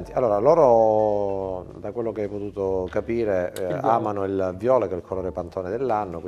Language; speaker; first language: Italian; native; Italian